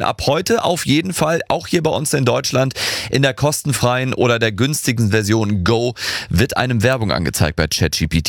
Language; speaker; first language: German; native; German